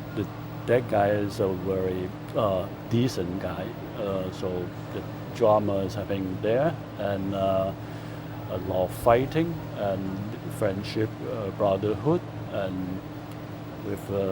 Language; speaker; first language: English; non-native, fluent; Cantonese